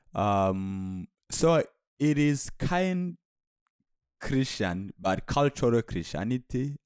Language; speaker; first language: English; non-native, local second language; Kinyarwanda